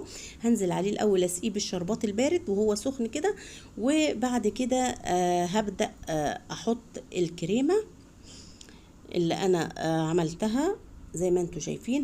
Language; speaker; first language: Arabic; native; Arabic